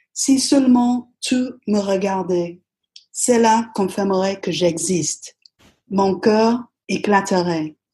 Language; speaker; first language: French; non-native, fluent; English